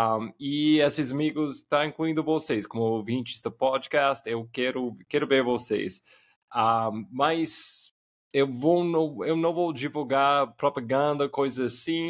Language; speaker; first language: Portuguese; non-native, fluent; English